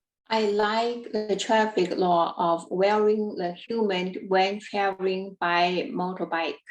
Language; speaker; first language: English; non-native, learner; Chinese